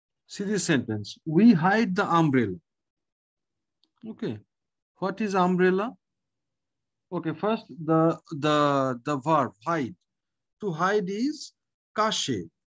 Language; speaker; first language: English; non-native, local second language; Bangla